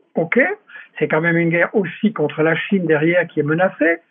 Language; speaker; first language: French; native; French